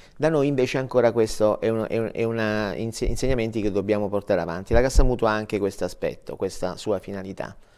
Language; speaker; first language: Italian; native; Italian